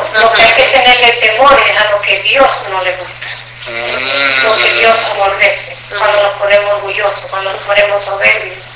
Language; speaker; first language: Spanish; native; Spanish